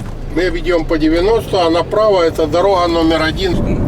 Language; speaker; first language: Russian; native; Russian